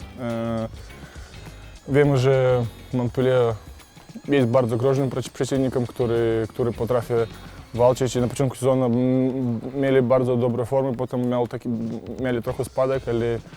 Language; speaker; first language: Polish; non-native, fluent; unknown